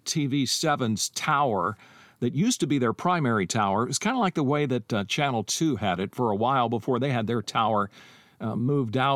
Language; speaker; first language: English; native; English